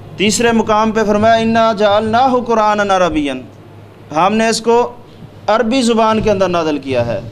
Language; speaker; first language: Urdu; non-native, local second language; Punjabi